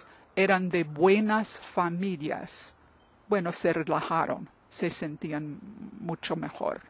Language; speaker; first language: Spanish; non-native, fluent; English